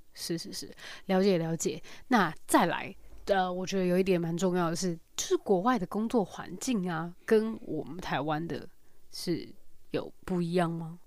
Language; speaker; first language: Chinese; native; Chinese